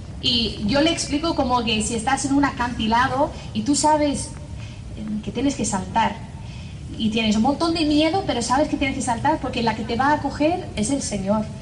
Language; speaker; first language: Spanish; non-native, fluent; English